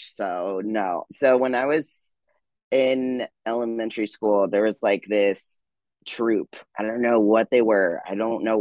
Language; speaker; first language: English; native; English